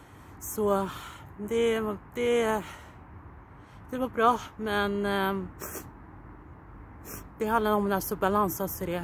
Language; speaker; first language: Swedish; non-native, learner; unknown